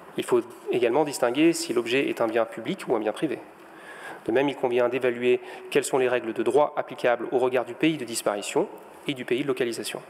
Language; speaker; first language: French; native; French